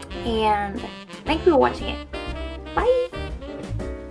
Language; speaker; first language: English; non-native, fluent; Korean